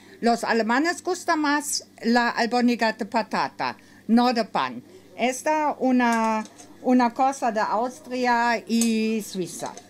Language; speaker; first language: Spanish; non-native, learner; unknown